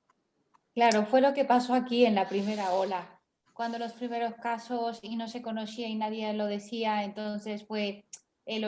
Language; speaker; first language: Spanish; native; Spanish